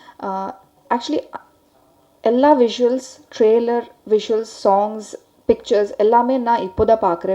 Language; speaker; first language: Tamil; non-native, learner; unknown